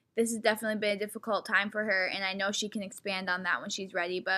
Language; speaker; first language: English; early bilingual, other home language; Spanish